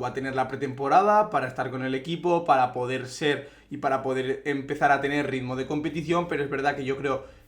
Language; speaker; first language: Spanish; native; Spanish